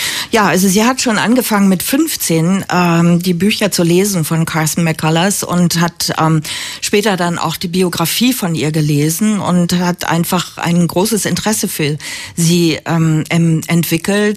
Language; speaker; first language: German; native; German